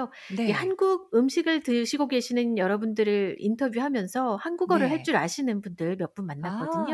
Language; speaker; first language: Korean; native; Korean